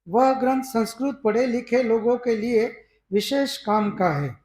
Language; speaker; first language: Hindi; non-native, local second language; Gujarati